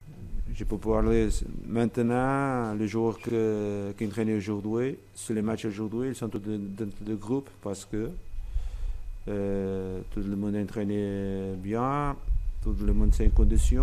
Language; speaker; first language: French; non-native, fluent; Portuguese